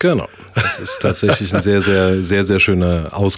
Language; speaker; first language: German; native; German